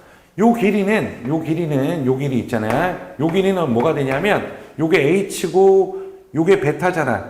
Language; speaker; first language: Korean; native; Korean